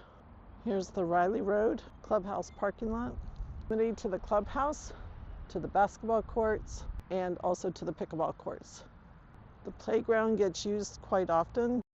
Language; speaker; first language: English; native; English